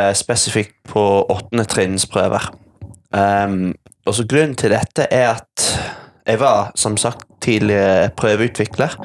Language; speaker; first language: Norwegian; non-native, fluent; English